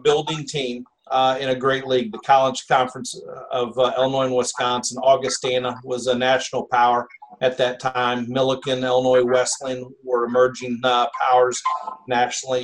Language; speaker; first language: English; native; English